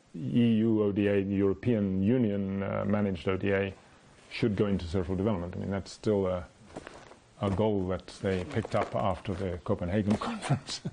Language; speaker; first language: English; native; English